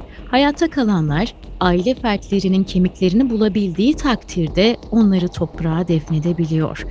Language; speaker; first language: Turkish; native; Turkish